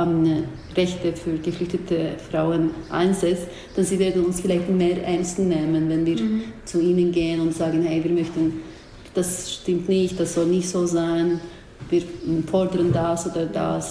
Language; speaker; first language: German; non-native, learner; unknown